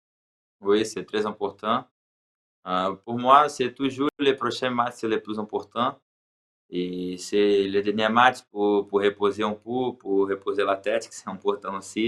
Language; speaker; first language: French; non-native, learner; Portuguese